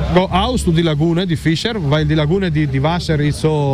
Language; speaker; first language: German; non-native, learner; Italian